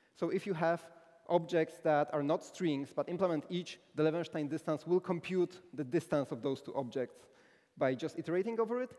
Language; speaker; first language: English; non-native, fluent; Polish